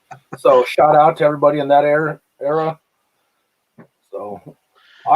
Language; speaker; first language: English; native; English